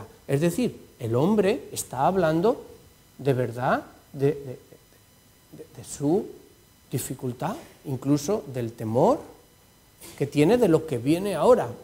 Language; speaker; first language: Spanish; native; Spanish